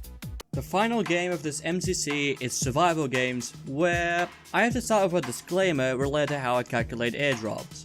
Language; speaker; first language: English; native; English